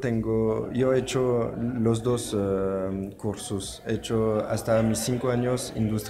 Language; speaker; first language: Spanish; non-native, learner; French